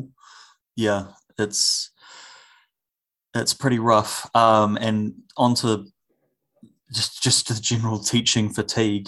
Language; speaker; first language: English; native; English